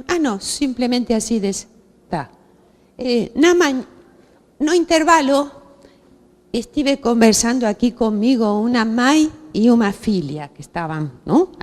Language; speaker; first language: Portuguese; non-native, fluent; Spanish